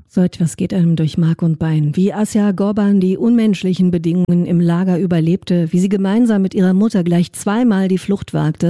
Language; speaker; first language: German; native; German